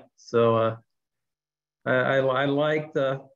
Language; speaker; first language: English; native; English